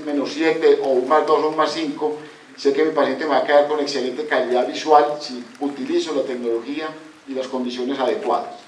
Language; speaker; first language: Spanish; native; Spanish